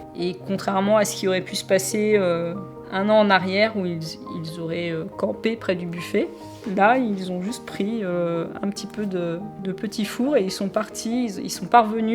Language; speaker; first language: French; native; French